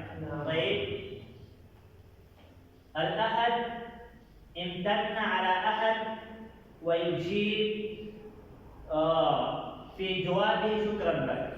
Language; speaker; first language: Arabic; non-native, fluent; Pashto